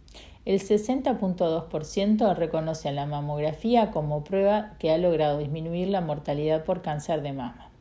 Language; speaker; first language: Spanish; native; Spanish